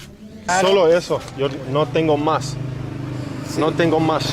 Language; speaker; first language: Spanish; non-native, learner; English